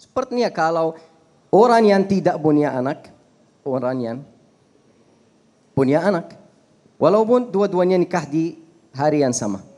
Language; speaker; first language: Indonesian; non-native, fluent; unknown